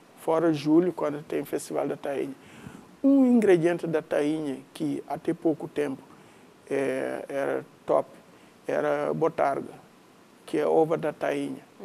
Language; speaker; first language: Portuguese; non-native, fluent; Wolof